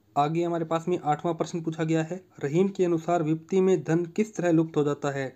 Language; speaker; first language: Hindi; native; Hindi